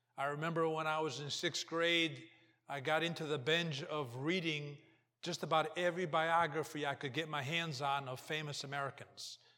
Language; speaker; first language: English; early bilingual, other home language; Portuguese